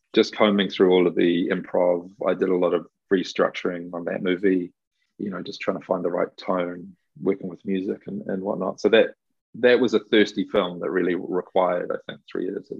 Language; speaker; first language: English; native; English